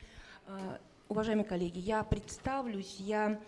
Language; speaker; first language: Russian; native; Russian